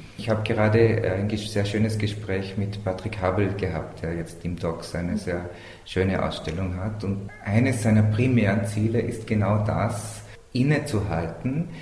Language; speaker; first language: German; native; German